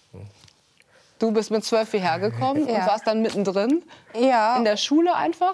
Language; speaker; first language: German; native; German